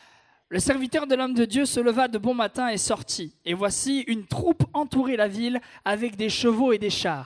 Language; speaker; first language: French; native; French